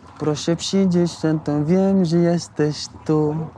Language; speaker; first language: Polish; non-native, learner; Arabic